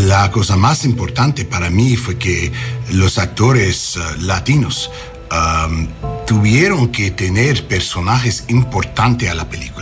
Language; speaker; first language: Spanish; non-native, learner; English